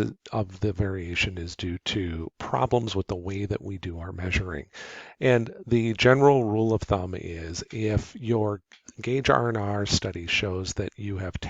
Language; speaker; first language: English; native; English